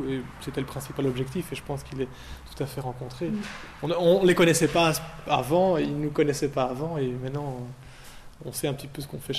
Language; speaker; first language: French; native; French